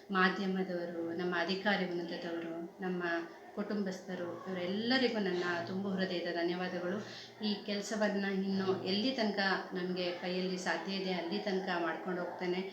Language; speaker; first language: Kannada; non-native, local second language; Kodava